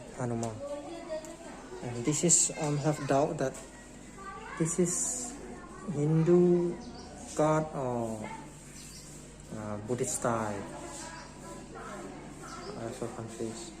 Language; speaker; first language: English; non-native, learner; Thai